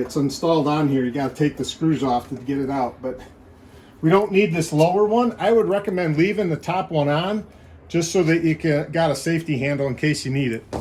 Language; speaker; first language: English; native; English